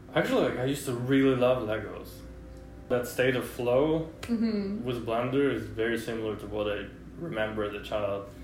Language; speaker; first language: English; non-native, fluent; Russian